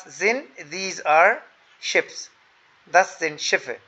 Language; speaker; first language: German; non-native, fluent; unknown